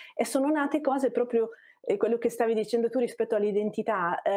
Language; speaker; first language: Italian; non-native, fluent; Bosnian